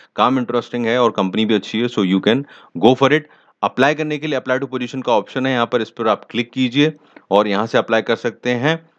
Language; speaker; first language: Hindi; native; Hindi